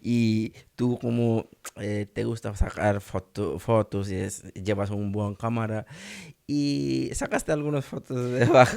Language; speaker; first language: Spanish; non-native, learner; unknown